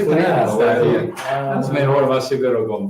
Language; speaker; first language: Spanish; non-native, learner; English